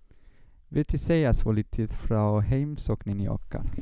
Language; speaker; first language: Icelandic; non-native, learner; German